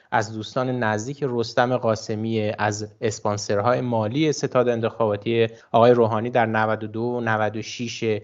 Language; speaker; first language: Persian; native; Persian